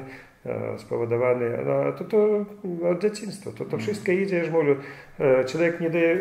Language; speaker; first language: Polish; non-native, fluent; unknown